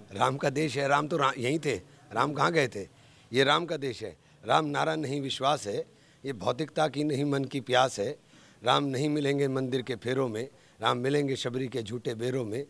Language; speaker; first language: Hindi; native; Hindi